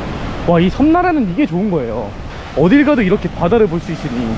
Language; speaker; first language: Korean; native; Korean